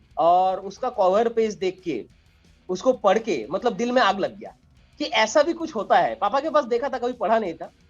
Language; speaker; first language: Hindi; non-native, local second language; Bangla